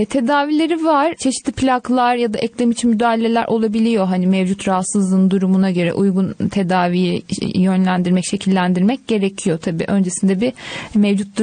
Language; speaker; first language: Turkish; native; Turkish